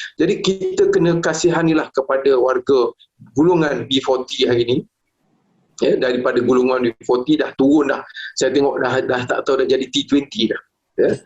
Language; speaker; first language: Malay; native; Malay